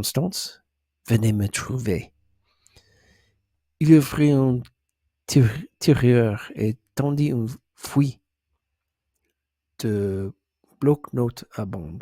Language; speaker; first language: French; non-native, learner; English